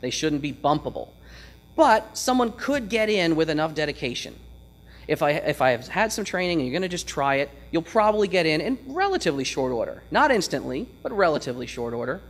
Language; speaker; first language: English; native; English